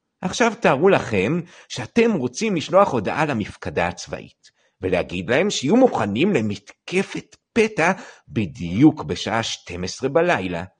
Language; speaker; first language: Hebrew; native; Hebrew